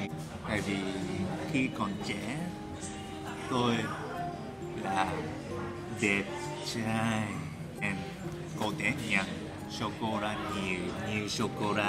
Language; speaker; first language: Vietnamese; non-native, learner; Japanese